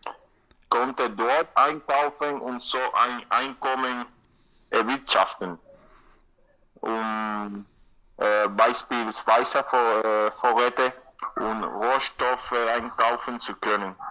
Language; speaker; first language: German; non-native, learner; Spanish